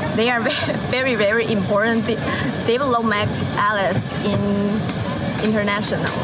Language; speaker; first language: English; non-native, learner; Chinese